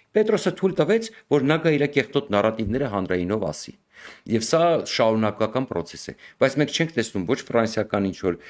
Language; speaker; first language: Armenian; native; Armenian